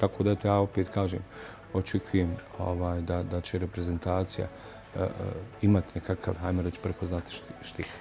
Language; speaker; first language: Serbian; native; Serbian